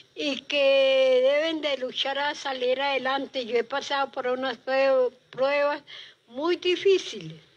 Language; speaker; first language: Spanish; native; Spanish